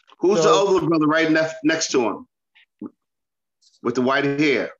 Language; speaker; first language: English; native; English